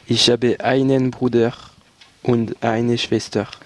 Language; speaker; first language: German; non-native, learner; French